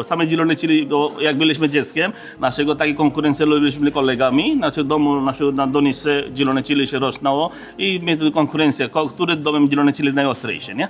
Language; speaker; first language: Polish; non-native, learner; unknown